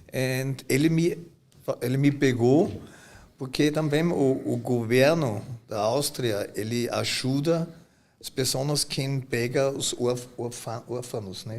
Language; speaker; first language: Portuguese; non-native, fluent; German